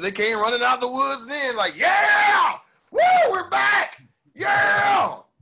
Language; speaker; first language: English; native; English